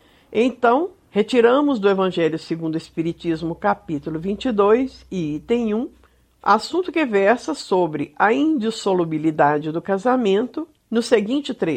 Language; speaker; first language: Portuguese; native; Portuguese